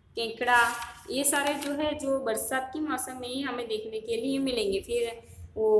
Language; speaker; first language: Hindi; non-native, local second language; Gujarati